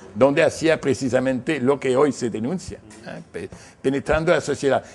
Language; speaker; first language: Spanish; non-native, fluent; English